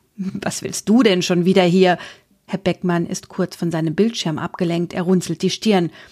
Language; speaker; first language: German; native; German